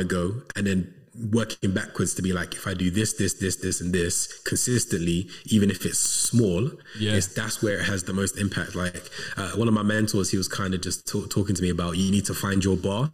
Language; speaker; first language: English; native; English